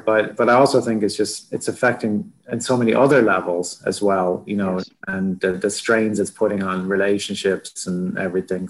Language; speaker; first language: English; native; English